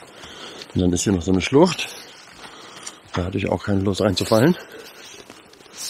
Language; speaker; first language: German; native; German